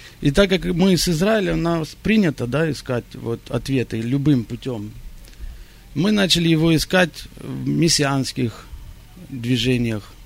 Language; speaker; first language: Russian; early bilingual, heritage; Russian